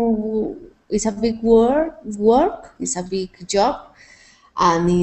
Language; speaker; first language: English; non-native, learner; Spanish